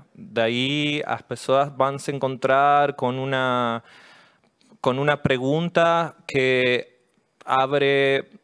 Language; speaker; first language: Portuguese; non-native, learner; Spanish